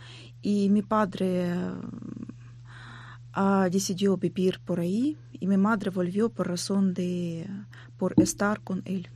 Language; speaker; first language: Spanish; non-native, learner; Ukrainian